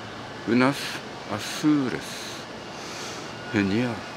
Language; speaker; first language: Spanish; non-native, learner; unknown